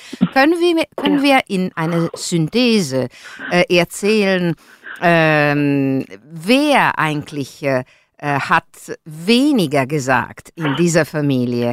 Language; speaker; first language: German; non-native, learner; Italian